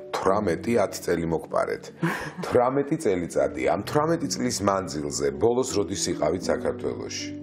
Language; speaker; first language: Georgian; native; Georgian